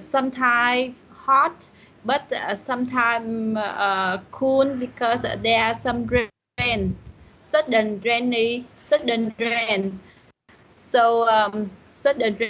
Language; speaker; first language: English; non-native, learner; Vietnamese